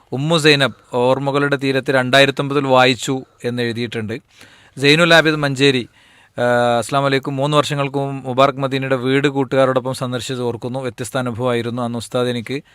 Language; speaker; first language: Malayalam; native; Malayalam